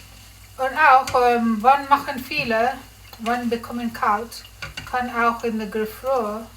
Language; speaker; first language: German; non-native, learner; English